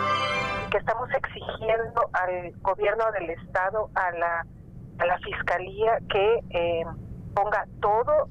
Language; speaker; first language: Spanish; native; Spanish